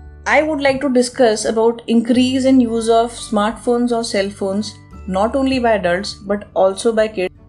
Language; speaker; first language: English; non-native, local second language; Hindi